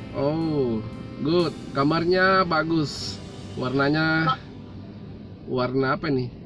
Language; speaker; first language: Indonesian; native; Indonesian